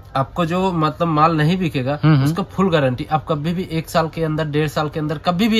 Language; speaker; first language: Hindi; native; Hindi